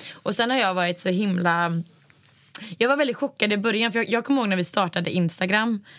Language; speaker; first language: Swedish; native; Swedish